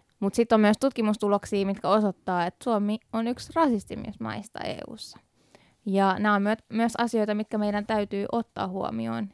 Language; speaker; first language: Finnish; early bilingual, other home language; Persian